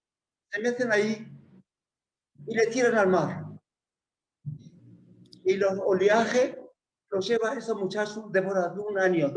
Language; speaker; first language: Spanish; non-native, fluent; Persian